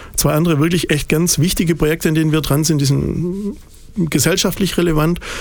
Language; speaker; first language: German; native; German